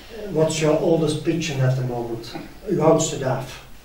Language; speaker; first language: English; non-native, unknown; Dutch